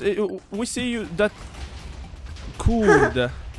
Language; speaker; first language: English; non-native, learner; Polish